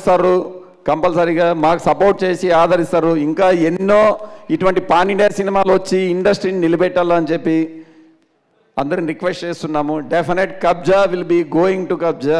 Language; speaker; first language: Telugu; native; Telugu